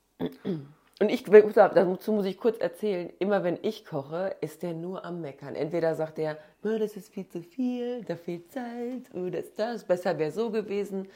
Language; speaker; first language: German; early bilingual, other home language; English